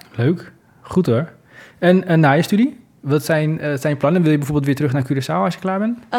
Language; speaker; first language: Dutch; native; Dutch